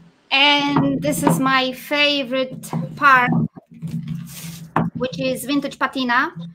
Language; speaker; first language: English; non-native, fluent; Polish